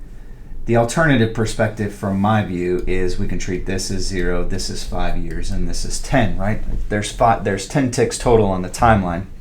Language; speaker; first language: English; native; English